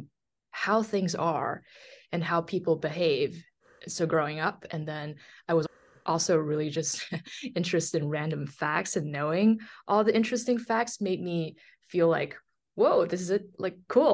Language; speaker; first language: English; non-native, fluent; Chinese